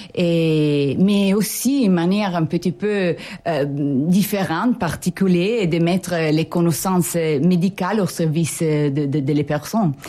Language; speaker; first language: French; non-native, fluent; Italian